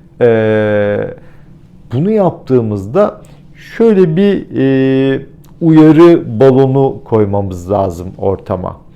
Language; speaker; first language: Turkish; native; Turkish